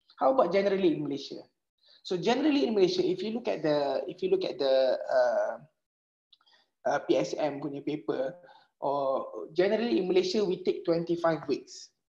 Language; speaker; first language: English; non-native, local second language; Malay